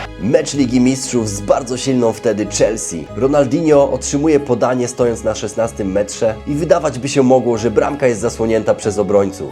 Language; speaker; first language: Polish; native; Polish